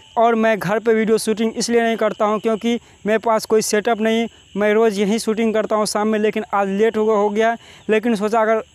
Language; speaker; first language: Hindi; native; Hindi